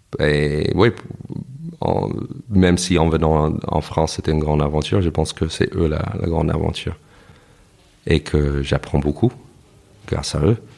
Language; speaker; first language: French; non-native, fluent; English